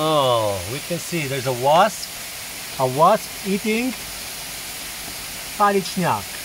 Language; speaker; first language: English; non-native, learner; Vietnamese